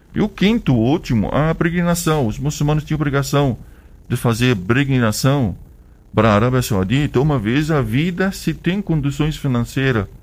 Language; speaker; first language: Portuguese; non-native, learner; Arabic